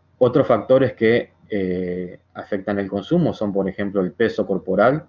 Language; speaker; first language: Spanish; native; Spanish